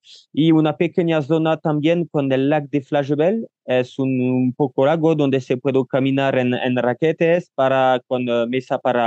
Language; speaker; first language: Spanish; non-native, learner; French